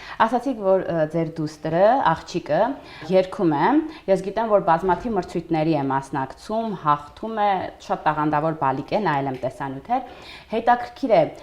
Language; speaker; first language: Armenian; native; Armenian